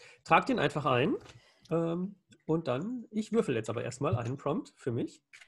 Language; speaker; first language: German; native; German